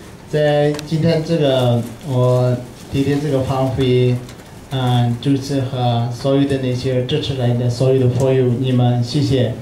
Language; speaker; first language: Chinese; non-native, learner; Tibetan